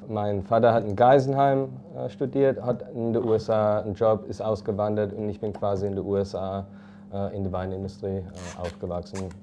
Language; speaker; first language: German; early bilingual, heritage; English